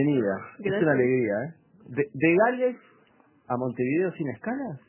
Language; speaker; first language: Spanish; native; Spanish